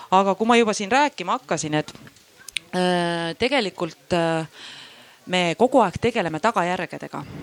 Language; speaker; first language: Estonian; native; Estonian